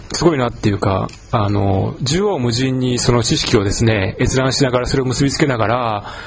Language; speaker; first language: Japanese; native; Japanese